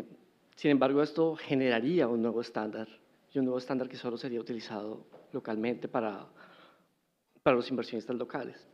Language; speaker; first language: Spanish; native; Spanish